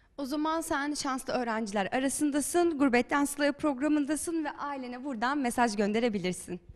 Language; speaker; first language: Turkish; native; Turkish